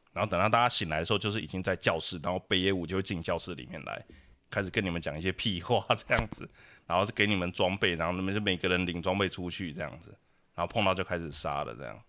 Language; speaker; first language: Chinese; native; Chinese